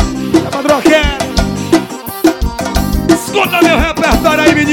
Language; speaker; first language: Portuguese; native; Portuguese